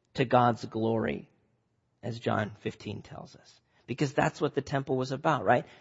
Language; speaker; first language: English; native; English